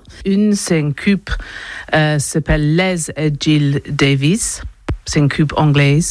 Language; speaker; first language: French; non-native, learner; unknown